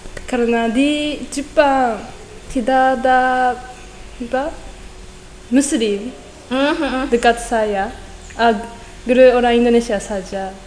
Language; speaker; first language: Indonesian; non-native, learner; Japanese